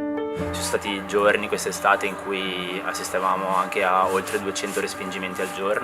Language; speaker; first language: Italian; native; Italian